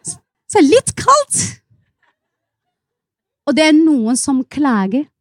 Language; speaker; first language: Norwegian; non-native, fluent; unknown